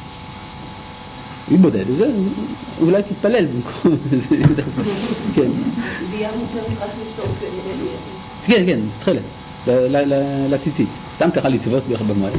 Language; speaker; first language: Hebrew; native; Hebrew